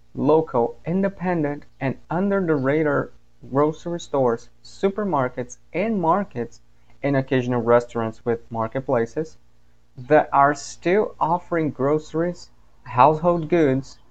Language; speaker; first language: English; non-native, fluent; Portuguese